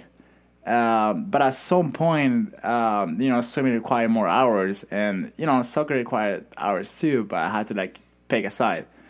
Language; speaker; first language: English; non-native, fluent; Spanish